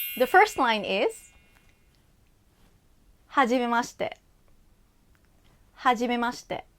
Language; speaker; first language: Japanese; non-native, fluent; Filipino